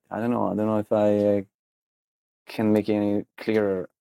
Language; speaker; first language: English; non-native, fluent; Italian